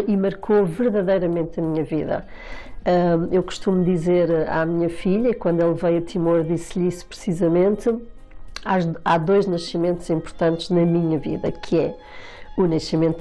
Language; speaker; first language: Portuguese; native; Portuguese